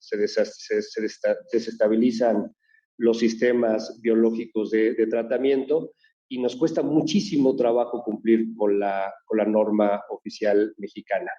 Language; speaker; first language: Spanish; native; Spanish